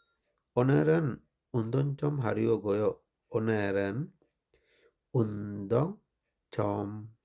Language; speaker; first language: Korean; non-native, fluent; Sinhala